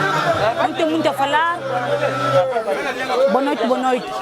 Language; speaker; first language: Portuguese; non-native, learner; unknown